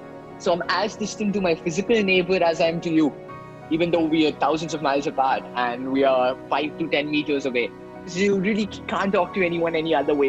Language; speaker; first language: English; non-native, local second language; Hindi